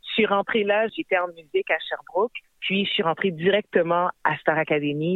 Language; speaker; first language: French; native; French